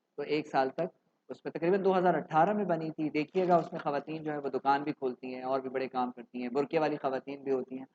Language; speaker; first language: Urdu; native; Urdu